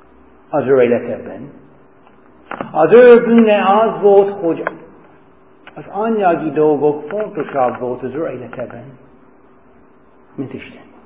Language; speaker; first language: Hungarian; non-native, fluent; English